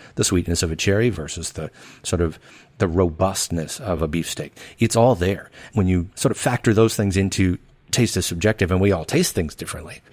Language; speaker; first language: English; native; English